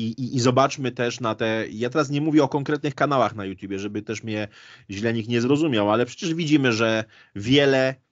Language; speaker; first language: Polish; native; Polish